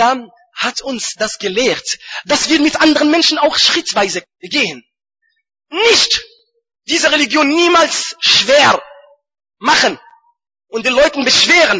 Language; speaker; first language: German; non-native, fluent; Arabic